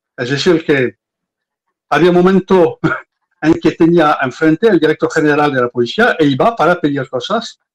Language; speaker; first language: Spanish; non-native, fluent; Arabic